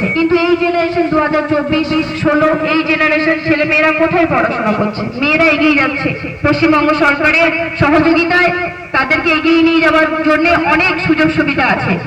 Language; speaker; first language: Bangla; non-native, local second language; Santali